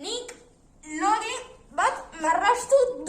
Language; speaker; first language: Basque; non-native, learner; Spanish